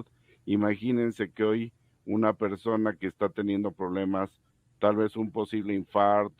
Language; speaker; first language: Spanish; native; Spanish